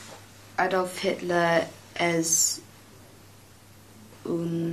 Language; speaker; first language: Spanish; non-native, learner; English